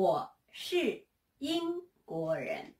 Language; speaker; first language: Chinese; non-native, fluent; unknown